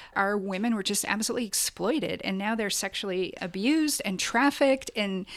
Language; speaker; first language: English; native; English